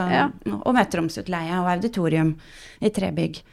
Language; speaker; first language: Norwegian; native; Norwegian